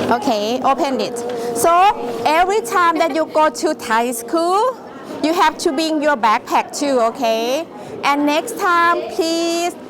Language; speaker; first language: English; non-native, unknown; Thai